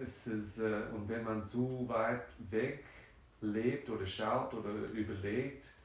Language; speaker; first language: German; non-native, fluent; French